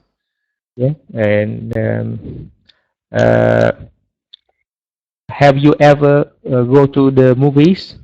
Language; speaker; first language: English; non-native, learner; Vietnamese